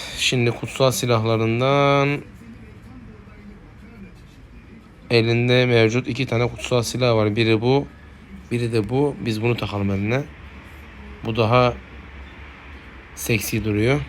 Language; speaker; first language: Turkish; native; Turkish